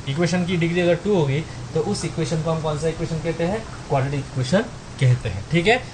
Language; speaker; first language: Hindi; non-native, local second language; Marathi